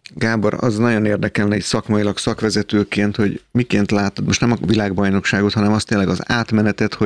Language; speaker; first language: Hungarian; native; Hungarian